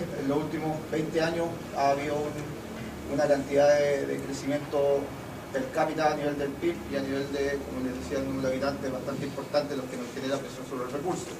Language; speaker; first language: Spanish; native; Spanish